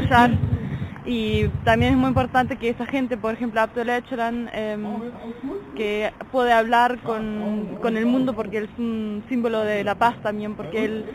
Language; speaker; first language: Spanish; non-native, fluent; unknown